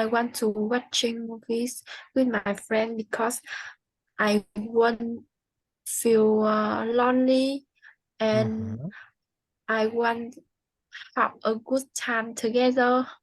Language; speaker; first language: English; non-native, learner; Vietnamese